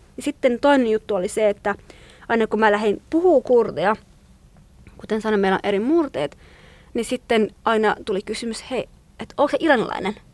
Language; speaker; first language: Finnish; non-native, fluent; Kurdish